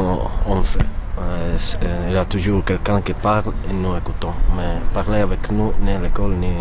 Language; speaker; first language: French; non-native, learner; Italian